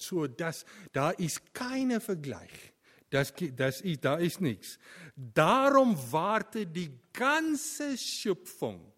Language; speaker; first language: German; non-native, fluent; Afrikaans